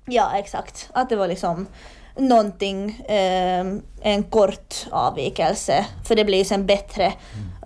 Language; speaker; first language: Swedish; native; Swedish